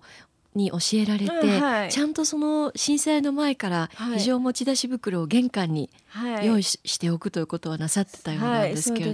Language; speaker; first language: Japanese; native; Japanese